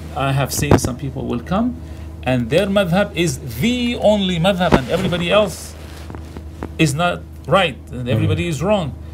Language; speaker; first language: English; non-native, fluent; Arabic